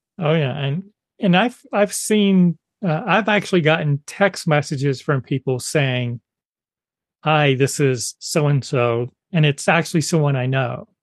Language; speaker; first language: English; native; English